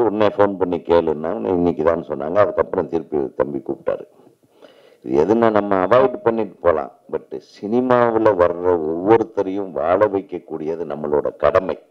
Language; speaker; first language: Tamil; native; Tamil